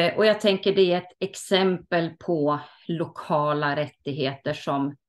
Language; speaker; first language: Swedish; native; Swedish